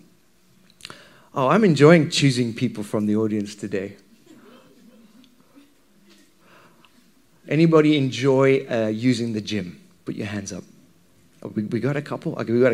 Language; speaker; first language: English; native; English